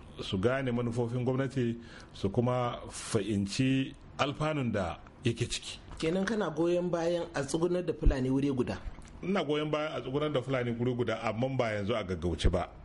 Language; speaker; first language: Hausa; non-native, local second language; Fula